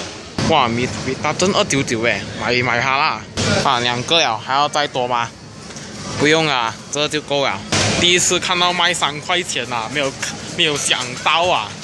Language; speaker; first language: Chinese; native; Chinese